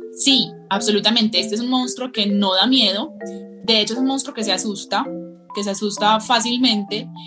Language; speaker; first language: Spanish; native; Spanish